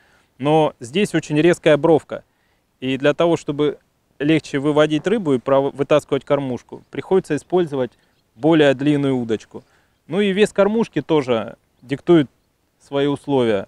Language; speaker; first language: Russian; native; Russian